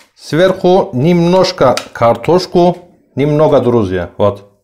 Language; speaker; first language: Russian; non-native, learner; Turkish